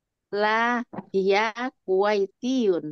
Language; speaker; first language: Arabic; non-native, learner; Indonesian